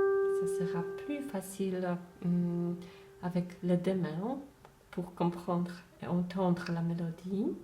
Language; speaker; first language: French; non-native, fluent; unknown